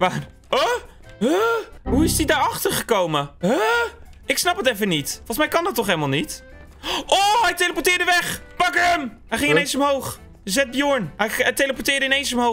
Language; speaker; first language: Dutch; native; Dutch